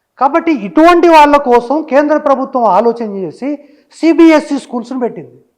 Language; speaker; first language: Telugu; native; Telugu